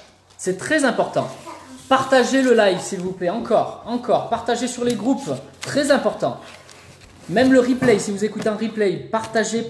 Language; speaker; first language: French; native; French